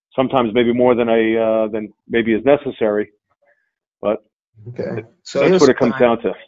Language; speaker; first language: English; native; English